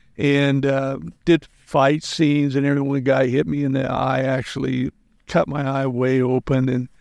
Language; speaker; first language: English; native; English